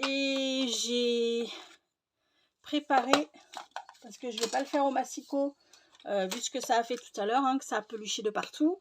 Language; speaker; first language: French; native; French